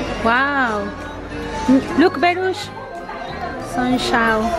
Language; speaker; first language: English; non-native, learner; Spanish